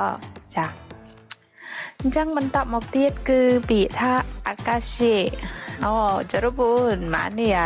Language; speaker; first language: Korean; non-native, fluent; Khmer